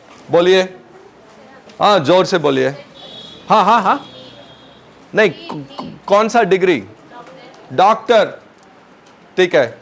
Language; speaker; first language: Hindi; non-native, local second language; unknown